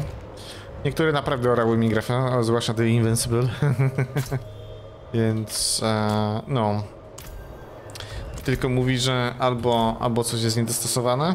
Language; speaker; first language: Polish; native; Polish